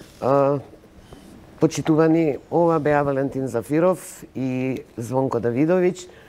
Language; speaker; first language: Macedonian; native; Macedonian